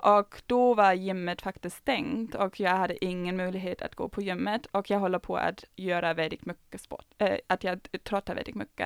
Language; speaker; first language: Swedish; non-native, fluent; German